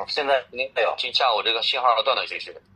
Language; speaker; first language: Chinese; native; Chinese